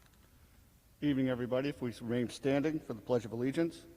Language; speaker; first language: English; native; English